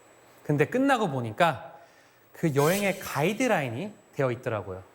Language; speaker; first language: Korean; native; Korean